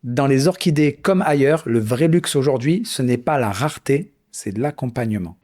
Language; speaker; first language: French; native; French